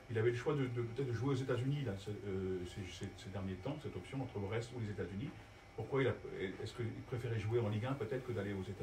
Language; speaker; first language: French; native; French